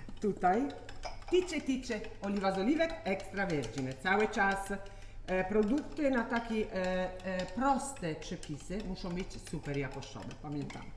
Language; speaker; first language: Polish; non-native, learner; Italian